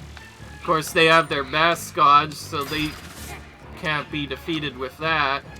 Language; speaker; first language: English; native; English